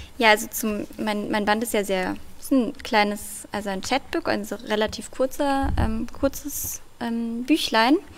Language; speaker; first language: German; early bilingual, other home language; Russian